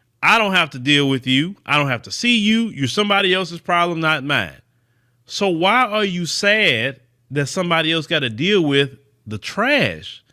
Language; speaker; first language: English; native; English